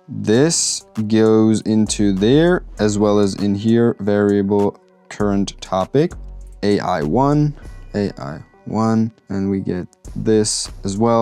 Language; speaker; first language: English; non-native, fluent; German